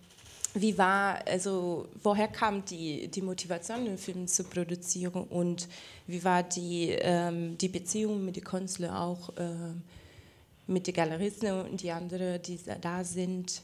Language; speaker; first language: German; non-native, fluent; Portuguese